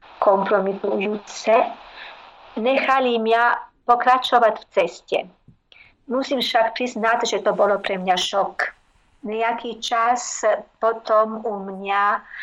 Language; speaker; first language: Slovak; non-native, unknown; Italian